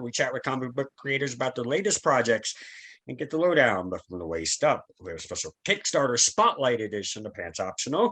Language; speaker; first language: English; native; English